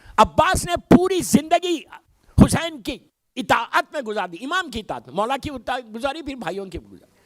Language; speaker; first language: Urdu; native; Urdu